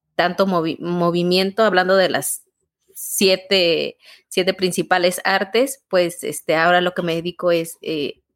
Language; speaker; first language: Spanish; native; Spanish